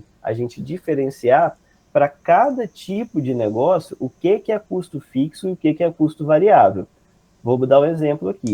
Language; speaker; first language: Portuguese; native; Portuguese